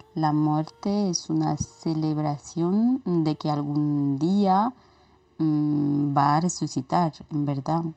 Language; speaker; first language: Spanish; non-native, fluent; Romanian